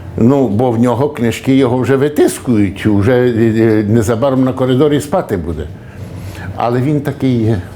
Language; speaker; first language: Ukrainian; native; Ukrainian